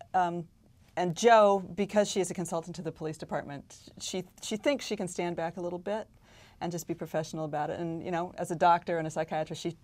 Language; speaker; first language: English; native; English